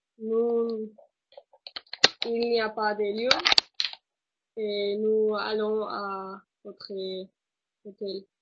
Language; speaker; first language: French; non-native, learner; Spanish